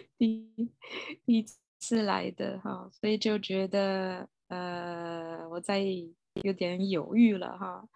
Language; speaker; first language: Chinese; non-native, fluent; Italian